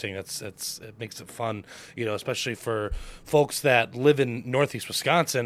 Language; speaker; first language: English; native; English